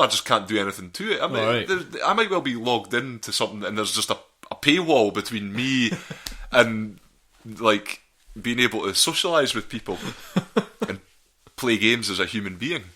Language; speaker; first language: English; native; English